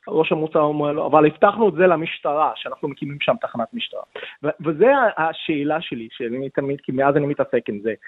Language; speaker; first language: Hebrew; non-native, local second language; Arabic